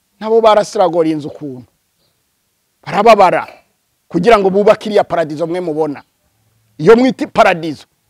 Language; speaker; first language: Rundi; early bilingual, heritage; Rundi